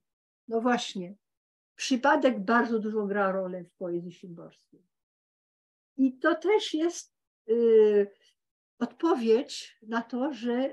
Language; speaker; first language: Polish; early bilingual, heritage; Polish